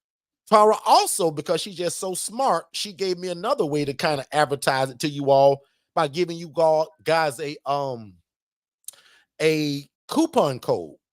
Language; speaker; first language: English; native; English